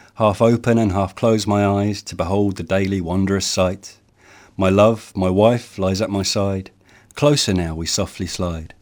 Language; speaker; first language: English; native; English